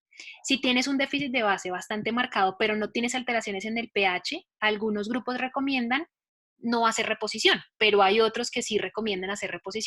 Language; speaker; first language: Spanish; native; Spanish